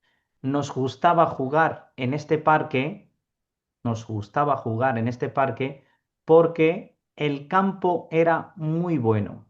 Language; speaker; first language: Spanish; non-native, fluent; Urdu